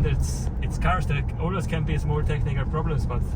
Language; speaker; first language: English; non-native, fluent; German